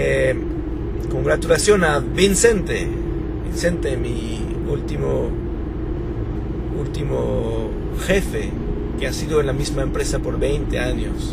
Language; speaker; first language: Spanish; non-native, fluent; French